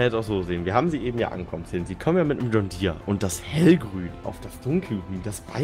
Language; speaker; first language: German; native; German